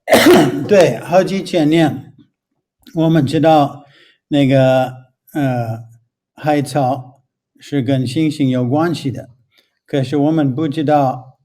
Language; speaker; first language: Chinese; non-native, fluent; English